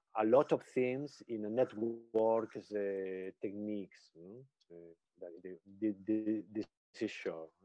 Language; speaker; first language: English; non-native, learner; Spanish